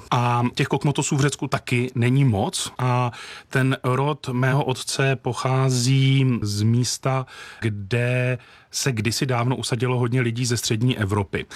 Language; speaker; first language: Czech; native; Czech